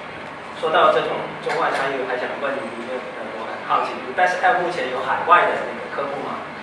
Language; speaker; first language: Chinese; native; Chinese